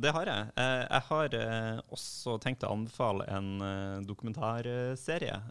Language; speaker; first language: Norwegian; native; Norwegian